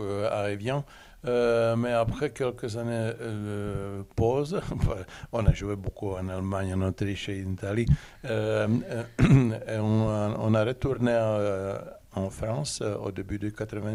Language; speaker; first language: French; non-native, learner; Czech